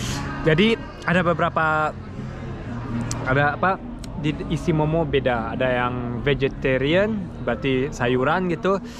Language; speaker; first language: Indonesian; early bilingual, heritage; German